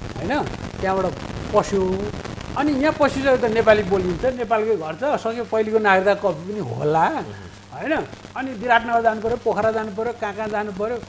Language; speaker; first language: Nepali; native; Nepali